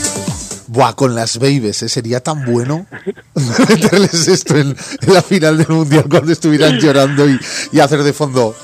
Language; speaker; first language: Spanish; native; Spanish